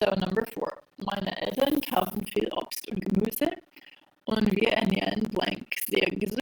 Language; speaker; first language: German; non-native, fluent; English